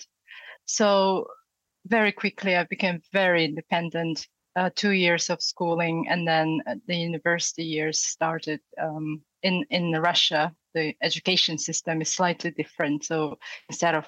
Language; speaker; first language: English; non-native, fluent; Russian